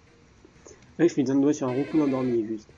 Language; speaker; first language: French; native; French